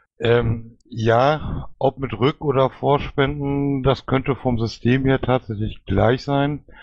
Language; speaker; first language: German; native; German